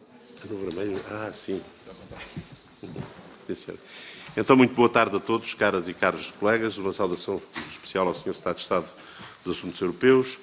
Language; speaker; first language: Portuguese; native; Portuguese